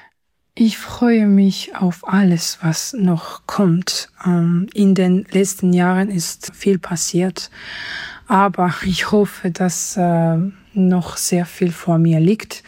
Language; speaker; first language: German; non-native, fluent; Georgian